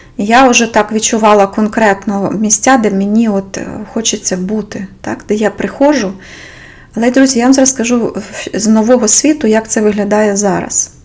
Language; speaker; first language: Ukrainian; non-native, local second language; Russian